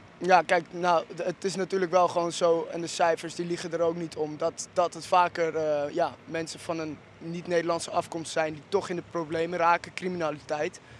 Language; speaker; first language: Dutch; early bilingual, other home language; Arabic